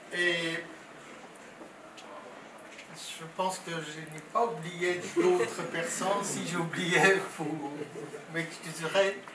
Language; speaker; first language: French; non-native, fluent; Persian